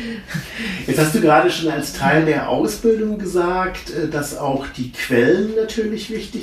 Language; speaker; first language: German; native; German